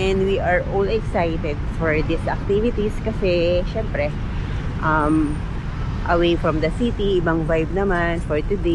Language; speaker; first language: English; non-native, local second language; Filipino